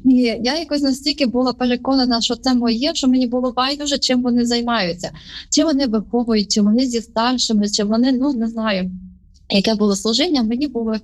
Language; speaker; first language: Ukrainian; native; Ukrainian